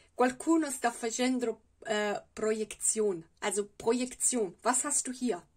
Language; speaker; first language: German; non-native, fluent; Italian